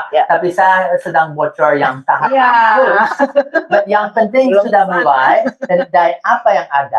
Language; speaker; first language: Indonesian; non-native, fluent; English